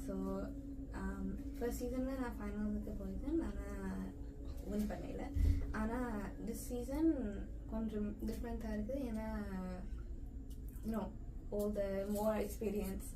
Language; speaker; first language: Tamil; early bilingual, heritage; Tamil